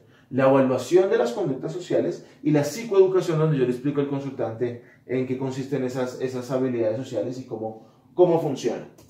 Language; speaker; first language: Spanish; native; Spanish